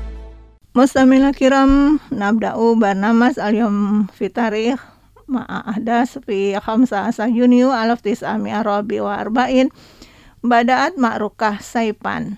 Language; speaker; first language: Arabic; non-native, fluent; Indonesian